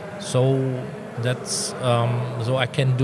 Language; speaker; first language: English; non-native, learner; German